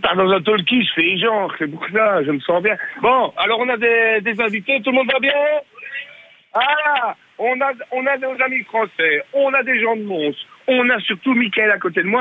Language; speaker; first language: French; native; French